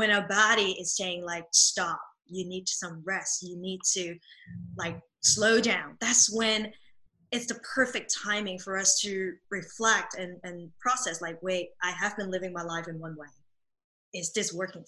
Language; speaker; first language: English; non-native, local second language; Cantonese